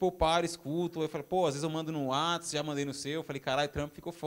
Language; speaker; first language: Portuguese; native; Portuguese